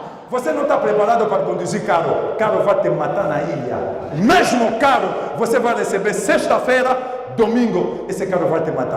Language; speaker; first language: Portuguese; non-native, learner; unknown